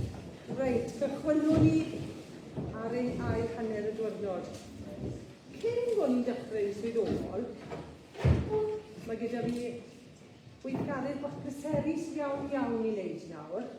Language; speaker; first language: Welsh; native; Welsh